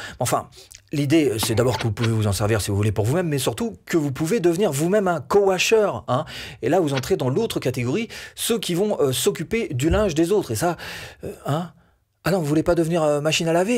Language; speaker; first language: French; native; French